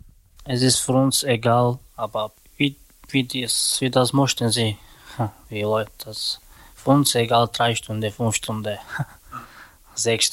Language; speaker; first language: German; non-native, learner; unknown